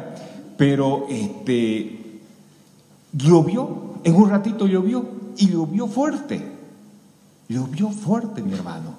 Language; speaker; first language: Spanish; native; Spanish